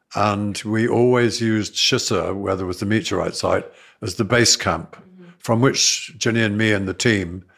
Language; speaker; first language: English; native; English